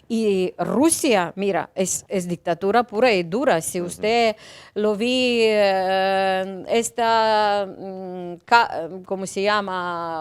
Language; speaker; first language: Spanish; non-native, learner; Ukrainian